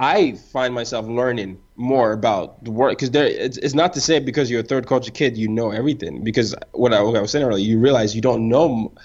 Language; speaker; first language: English; non-native, local second language; Yoruba